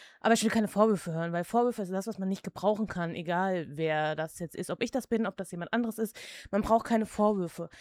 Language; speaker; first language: German; early bilingual, other home language; Czech